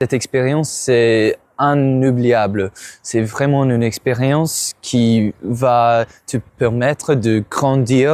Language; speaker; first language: French; non-native, learner; English